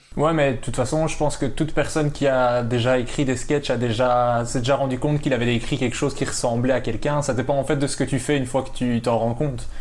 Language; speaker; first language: French; native; French